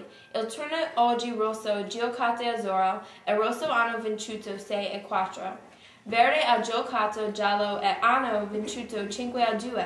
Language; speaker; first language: Italian; non-native, learner; English